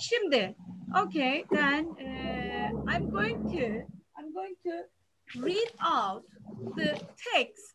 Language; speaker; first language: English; non-native, fluent; Turkish